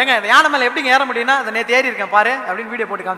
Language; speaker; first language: Tamil; native; Tamil